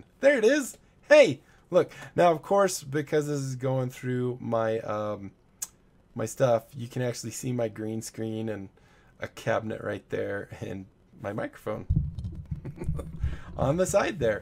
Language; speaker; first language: English; native; English